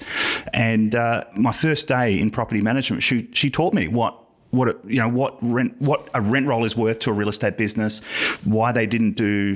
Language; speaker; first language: English; native; English